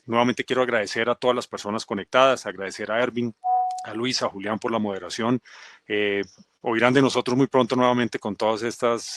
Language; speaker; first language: Spanish; native; Spanish